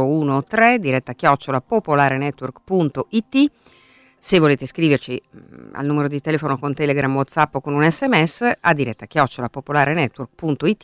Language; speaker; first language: Italian; native; Italian